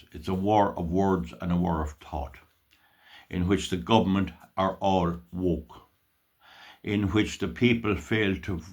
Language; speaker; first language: English; native; English